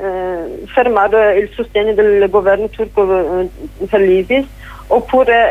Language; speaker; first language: Italian; non-native, fluent; Kurdish